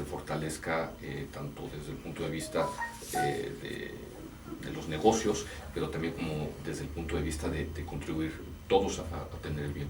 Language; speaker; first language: Spanish; native; Spanish